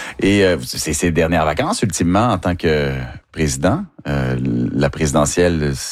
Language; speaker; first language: French; native; French